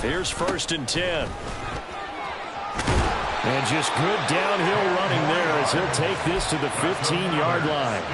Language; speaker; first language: English; native; English